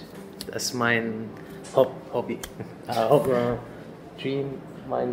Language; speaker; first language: German; non-native, learner; Arabic